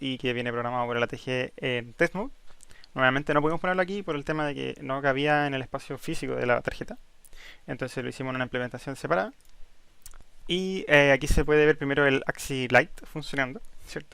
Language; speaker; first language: Spanish; native; Spanish